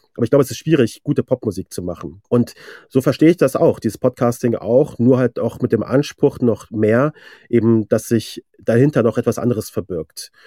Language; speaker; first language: German; early bilingual, other home language; Persian